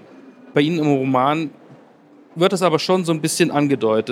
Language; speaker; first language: German; native; German